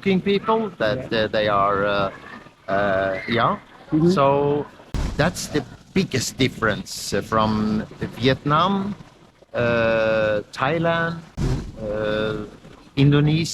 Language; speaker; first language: English; non-native, fluent; Norwegian